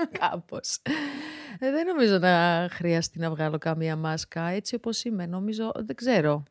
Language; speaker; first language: Greek; early bilingual, other home language; Georgian